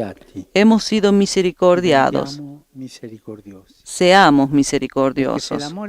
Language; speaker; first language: Spanish; native; Spanish